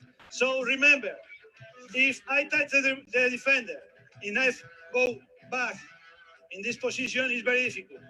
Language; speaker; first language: English; non-native, learner; Spanish